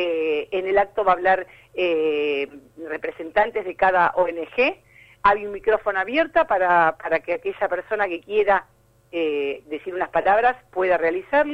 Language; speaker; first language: Spanish; native; Spanish